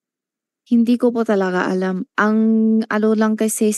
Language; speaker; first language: Filipino; non-native, learner; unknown